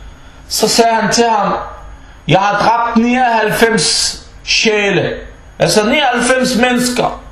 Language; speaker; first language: Danish; early bilingual, other home language; Arabic